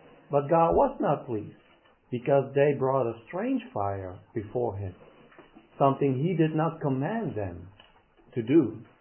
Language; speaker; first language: English; non-native, fluent; Dutch